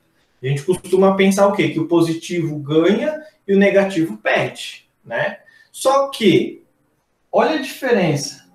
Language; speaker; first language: Portuguese; native; Portuguese